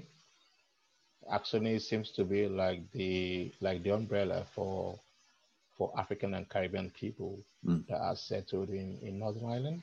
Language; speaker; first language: English; non-native, local second language; Yoruba